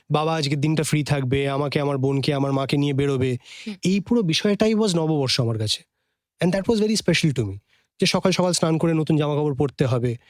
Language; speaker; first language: Bangla; native; Bangla